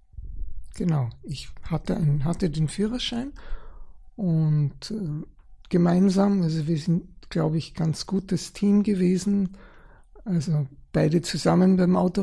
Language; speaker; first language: German; early bilingual, other home language; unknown